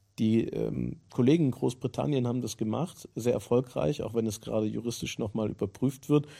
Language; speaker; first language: German; native; German